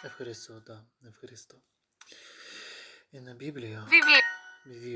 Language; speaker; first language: Greek; non-native, learner; Ukrainian